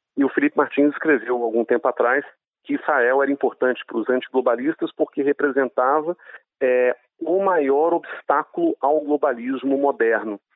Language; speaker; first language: Portuguese; non-native, fluent; Hebrew